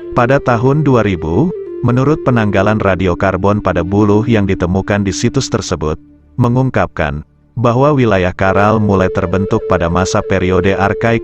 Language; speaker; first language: Indonesian; native; Indonesian